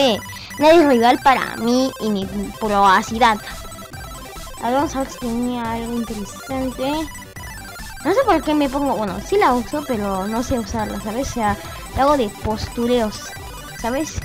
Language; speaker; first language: Spanish; native; Spanish